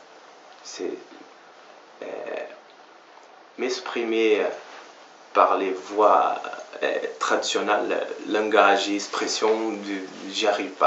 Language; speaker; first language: French; non-native, fluent; Portuguese